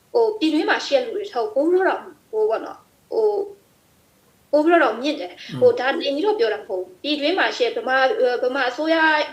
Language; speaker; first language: Burmese; non-native, local second language; S'gaw Karen